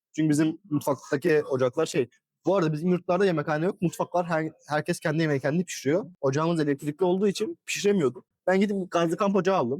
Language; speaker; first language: Turkish; native; Turkish